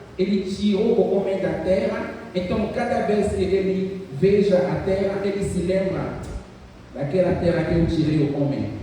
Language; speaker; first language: Portuguese; non-native, fluent; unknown